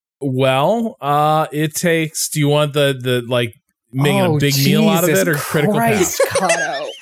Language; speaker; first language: English; native; English